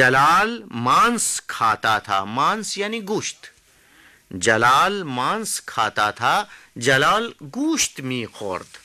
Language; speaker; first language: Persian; non-native, fluent; Hindi